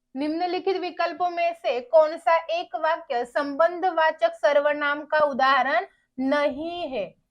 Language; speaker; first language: Hindi; non-native, local second language; Marathi